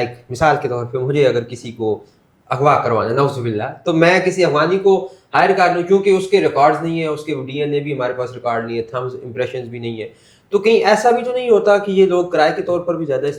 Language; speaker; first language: Urdu; native; Urdu